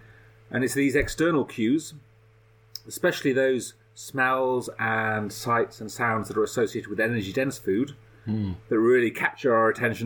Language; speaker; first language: English; native; English